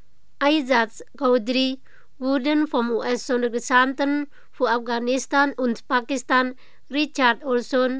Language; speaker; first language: German; non-native, fluent; Indonesian